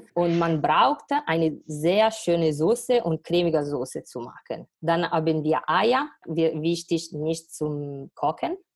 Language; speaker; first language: German; non-native, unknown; Italian